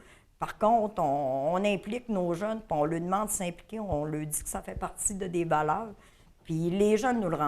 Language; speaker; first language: French; native; French